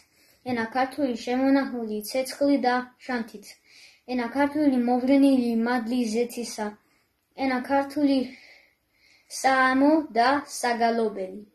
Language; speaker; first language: Georgian; early bilingual, heritage; Georgian